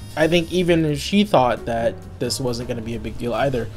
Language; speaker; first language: English; native; English